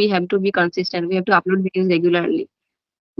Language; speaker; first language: English; non-native, learner; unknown